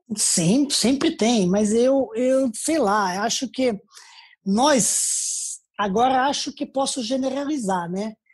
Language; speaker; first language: Portuguese; non-native, fluent; Serbian